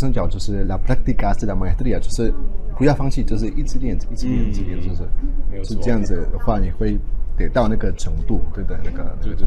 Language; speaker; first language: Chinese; non-native, fluent; Spanish